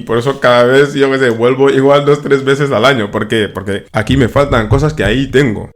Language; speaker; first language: Spanish; non-native, fluent; Wolof